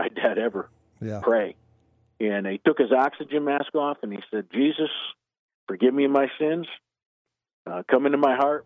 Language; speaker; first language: English; native; English